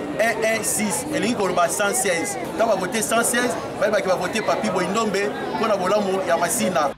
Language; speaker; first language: Lingala; native; Lingala